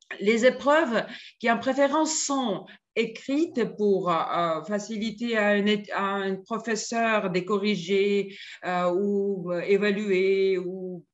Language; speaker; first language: French; non-native, fluent; Georgian